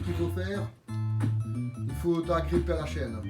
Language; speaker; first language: French; native; French